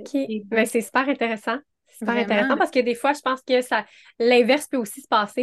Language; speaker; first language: French; native; French